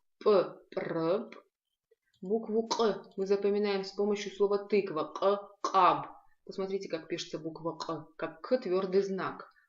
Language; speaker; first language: Russian; non-native, local second language; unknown